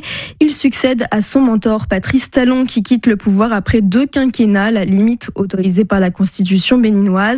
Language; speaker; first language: French; native; French